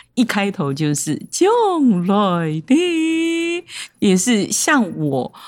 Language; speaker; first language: Chinese; non-native, local second language; Hakka Chinese